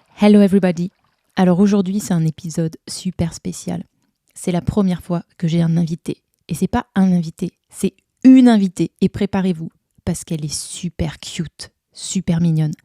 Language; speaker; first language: French; native; French